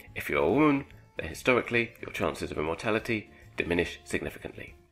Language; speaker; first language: English; native; English